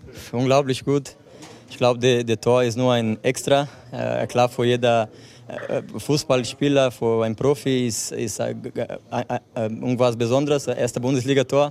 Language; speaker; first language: German; non-native, fluent; Portuguese